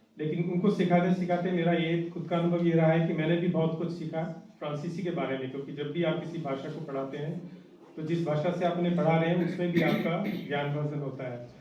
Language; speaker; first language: Hindi; native; Hindi